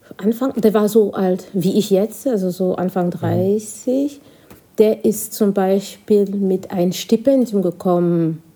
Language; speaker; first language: German; non-native, fluent; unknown